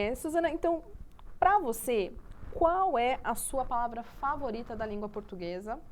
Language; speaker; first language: Portuguese; native; Portuguese